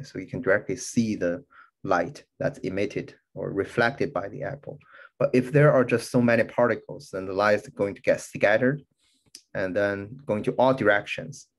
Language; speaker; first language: English; non-native, fluent; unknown